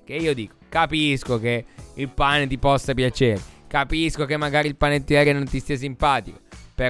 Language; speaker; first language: Italian; native; Italian